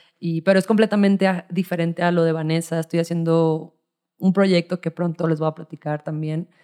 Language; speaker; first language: Spanish; native; Spanish